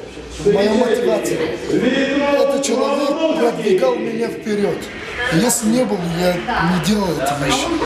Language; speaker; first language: Russian; non-native, learner; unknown